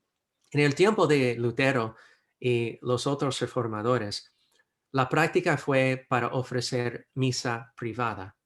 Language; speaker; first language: Spanish; non-native, fluent; English